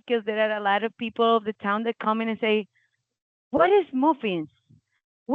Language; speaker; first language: English; non-native, learner; Spanish